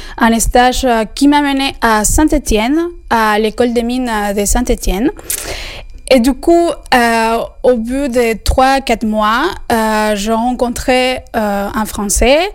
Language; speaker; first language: French; non-native, fluent; Spanish